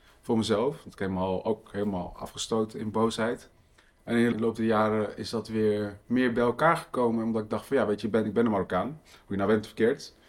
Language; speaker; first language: Dutch; early bilingual, other home language; Riffian